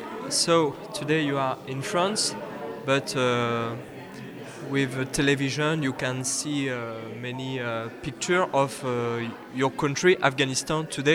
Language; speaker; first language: English; non-native, learner; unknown